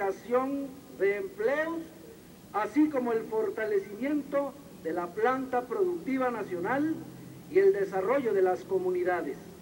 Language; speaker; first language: Spanish; native; Spanish